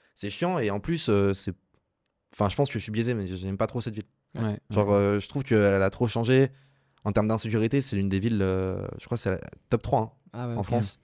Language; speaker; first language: French; native; French